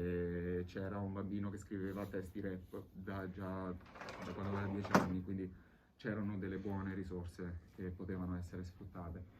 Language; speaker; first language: Italian; native; Italian